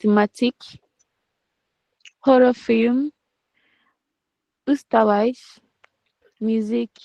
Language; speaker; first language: German; non-native, learner; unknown